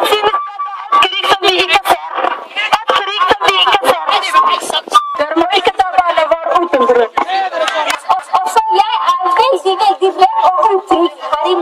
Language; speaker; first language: Norwegian; non-native, learner; Somali